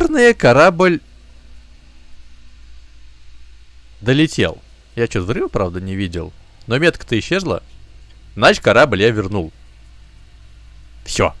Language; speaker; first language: Russian; native; Russian